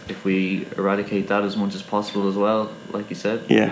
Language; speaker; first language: English; native; English